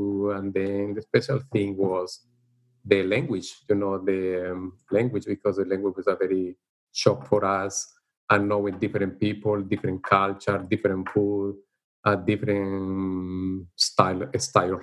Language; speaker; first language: English; non-native, learner; Spanish